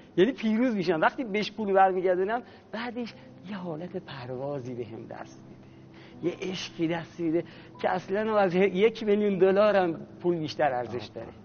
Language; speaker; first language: Persian; native; Persian